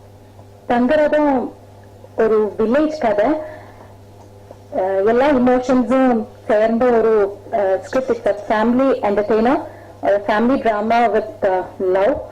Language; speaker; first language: Tamil; non-native, fluent; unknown